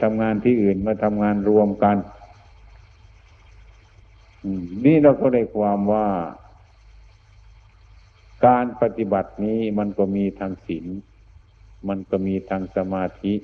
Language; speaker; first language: Thai; native; Thai